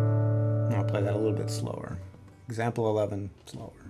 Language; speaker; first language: English; native; English